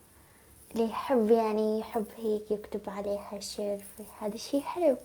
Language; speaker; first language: Arabic; non-native, learner; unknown